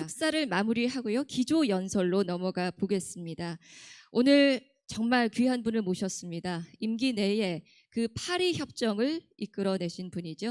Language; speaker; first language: Korean; native; Korean